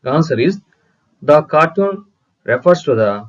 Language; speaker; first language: English; non-native, local second language; Telugu